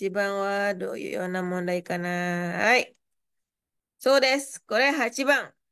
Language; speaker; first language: Japanese; non-native, fluent; Indonesian